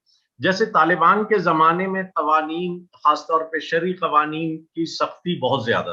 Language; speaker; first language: Urdu; native; Urdu